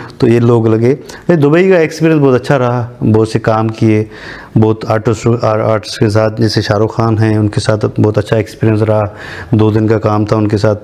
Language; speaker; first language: Urdu; non-native, local second language; Sindhi